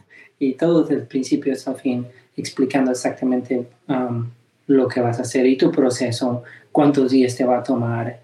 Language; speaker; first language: Spanish; early bilingual, heritage; Spanish